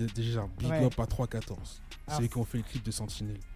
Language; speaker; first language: French; native; French